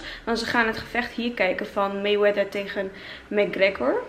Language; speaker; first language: Dutch; native; Dutch